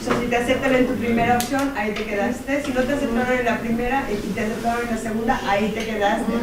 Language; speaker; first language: Spanish; native; Spanish